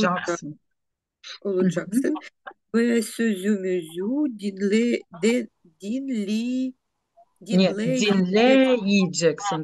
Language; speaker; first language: Turkish; non-native, fluent; Ukrainian